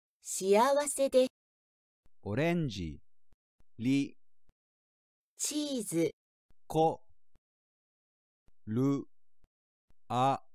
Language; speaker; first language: Japanese; non-native, learner; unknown